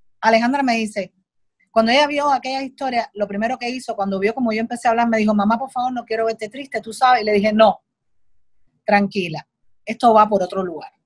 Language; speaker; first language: Spanish; native; Spanish